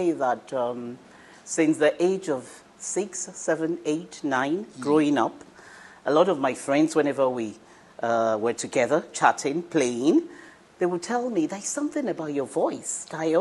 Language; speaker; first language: English; non-native, local second language; Yoruba